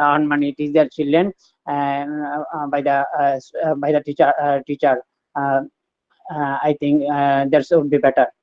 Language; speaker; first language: English; non-native, learner; Bangla